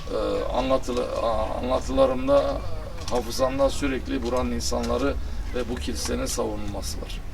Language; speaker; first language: Turkish; non-native, local second language; Armenian